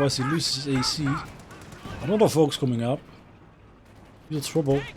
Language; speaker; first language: English; non-native, fluent; Dutch